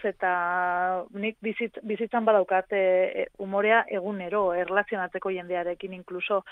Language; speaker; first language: Basque; non-native, local second language; Spanish